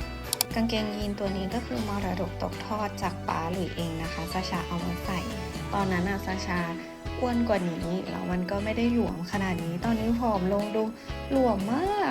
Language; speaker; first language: Thai; native; Thai